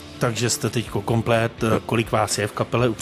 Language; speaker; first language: Czech; native; Czech